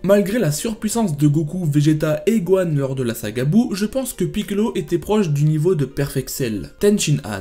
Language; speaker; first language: French; native; French